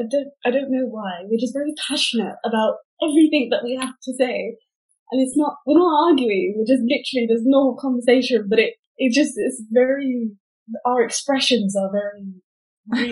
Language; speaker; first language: English; native; English